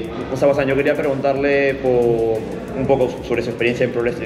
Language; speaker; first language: Spanish; native; Spanish